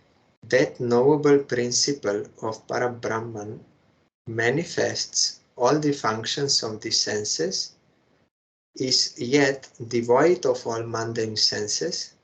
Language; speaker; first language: English; non-native, fluent; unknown